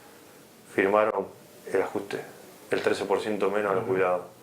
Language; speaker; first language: Spanish; native; Spanish